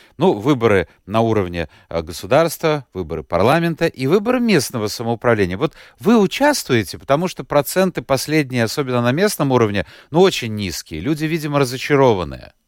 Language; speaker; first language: Russian; native; Russian